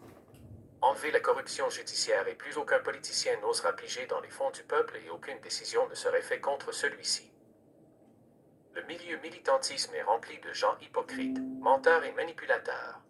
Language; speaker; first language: French; native; French